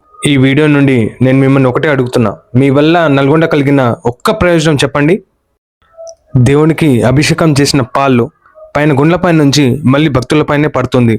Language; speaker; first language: Telugu; native; Telugu